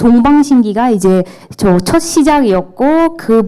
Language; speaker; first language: Korean; non-native, fluent; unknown